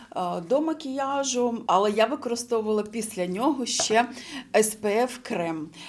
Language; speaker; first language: Ukrainian; non-native, local second language; Russian